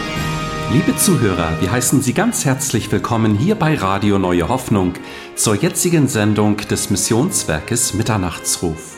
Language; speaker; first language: German; native; German